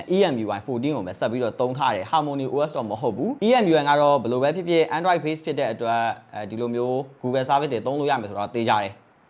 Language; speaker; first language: Burmese; native; Burmese